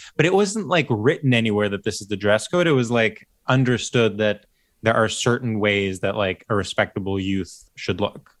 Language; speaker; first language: English; early bilingual, other home language; Greek